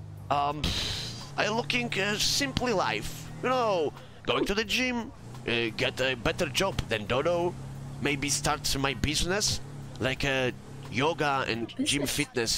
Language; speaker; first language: English; non-native, learner; Polish